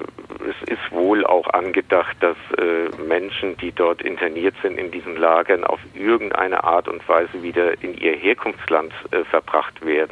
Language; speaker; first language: German; native; German